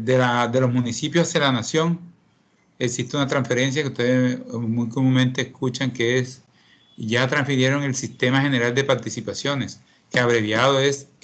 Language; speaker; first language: Spanish; native; Spanish